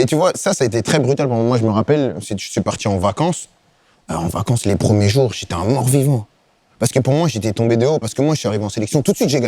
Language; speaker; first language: French; native; French